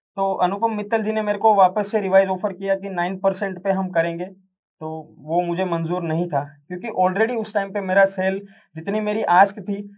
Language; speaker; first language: Hindi; non-native, local second language; Gujarati